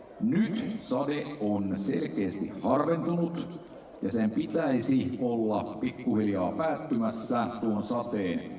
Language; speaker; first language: Finnish; native; Finnish